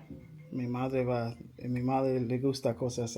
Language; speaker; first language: Spanish; non-native, learner; English